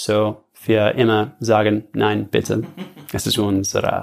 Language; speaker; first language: German; non-native, learner; English